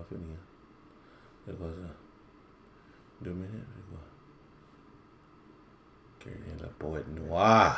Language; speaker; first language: French; non-native, learner; English